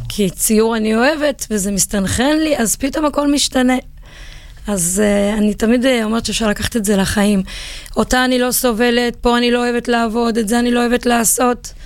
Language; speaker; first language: Hebrew; native; Hebrew